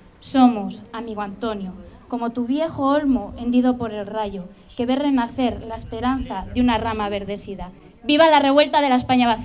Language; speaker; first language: Spanish; native; Spanish